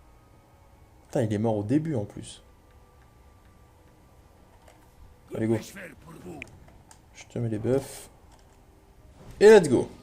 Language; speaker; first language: French; native; French